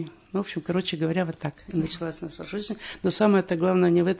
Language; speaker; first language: Russian; native; Russian